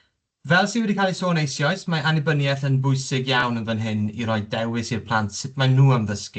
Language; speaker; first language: Welsh; native; Welsh